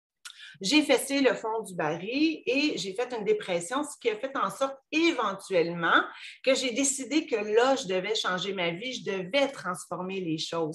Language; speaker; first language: French; native; French